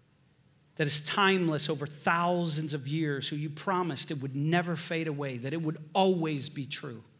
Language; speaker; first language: English; native; English